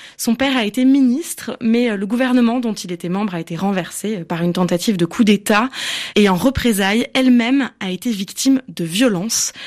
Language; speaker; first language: French; native; French